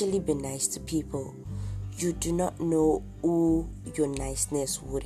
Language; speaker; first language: English; non-native, local second language; Yoruba